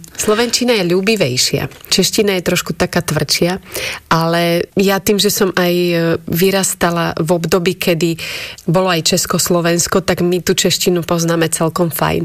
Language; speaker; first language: Slovak; native; Slovak